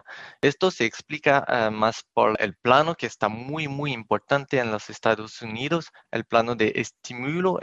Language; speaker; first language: Spanish; non-native, fluent; French